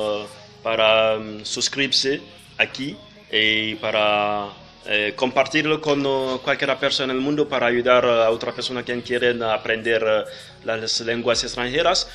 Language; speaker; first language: Spanish; non-native, learner; French